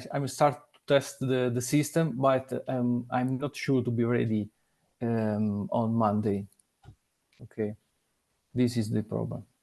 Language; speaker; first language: English; non-native, learner; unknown